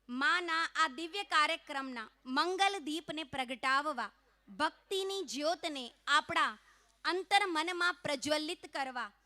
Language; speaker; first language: Gujarati; non-native, local second language; Kachhi